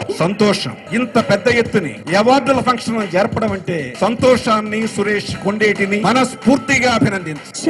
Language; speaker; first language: Telugu; native; Telugu